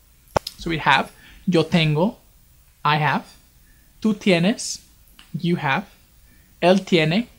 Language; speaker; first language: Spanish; non-native, fluent; English